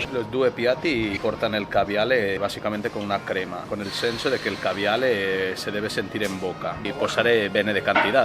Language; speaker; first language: Italian; non-native, learner; Spanish